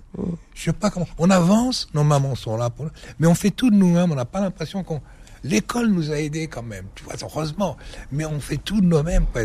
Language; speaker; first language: French; early bilingual, other home language; Arabic